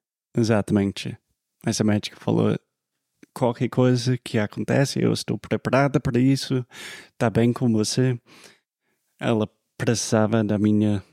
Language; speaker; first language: Portuguese; non-native, fluent; English